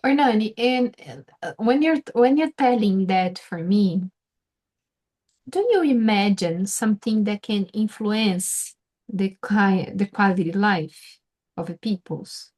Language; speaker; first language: English; non-native, fluent; Portuguese